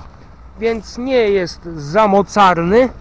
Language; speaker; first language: Polish; native; Polish